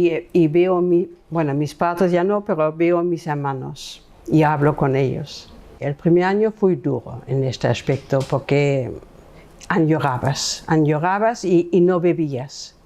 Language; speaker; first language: Spanish; non-native, fluent; German